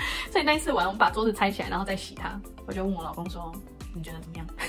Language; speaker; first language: Chinese; native; Chinese